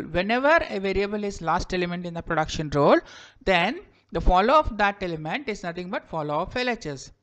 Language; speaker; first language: English; non-native, local second language; Kannada